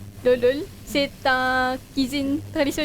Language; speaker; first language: French; non-native, learner; Malay